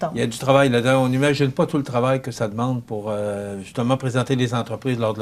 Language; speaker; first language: French; native; French